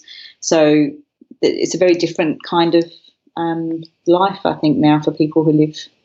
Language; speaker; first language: English; non-native, local second language; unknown